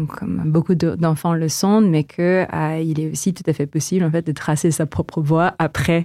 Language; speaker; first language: French; non-native, fluent; Filipino